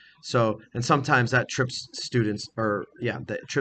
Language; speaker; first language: English; native; English